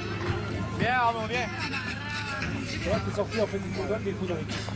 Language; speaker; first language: French; native; French